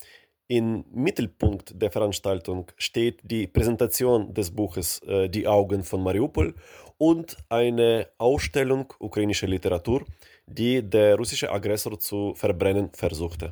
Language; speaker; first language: German; non-native, fluent; Ukrainian